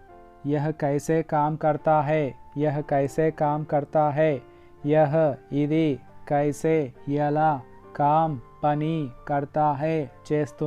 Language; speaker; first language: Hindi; non-native, local second language; Telugu